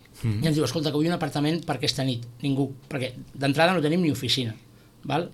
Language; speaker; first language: Catalan; native; Catalan